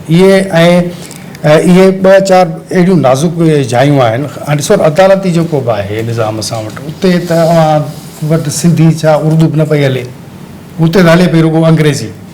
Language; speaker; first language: Sindhi; native; Sindhi